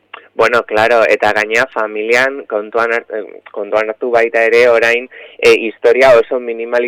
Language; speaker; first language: Basque; native; Basque